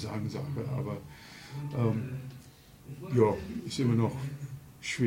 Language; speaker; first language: German; non-native, fluent; English